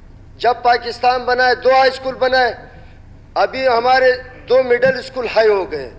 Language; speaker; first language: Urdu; non-native, local second language; Pashto